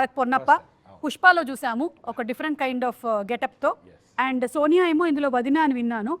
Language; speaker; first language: Telugu; non-native, local second language; Malayalam